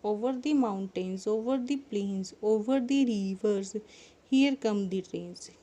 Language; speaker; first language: English; non-native, local second language; Punjabi